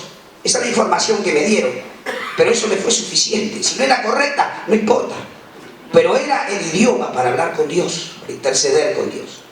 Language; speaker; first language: Spanish; native; Spanish